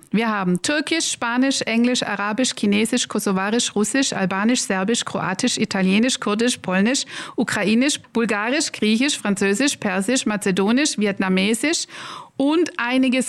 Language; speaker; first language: German; native; German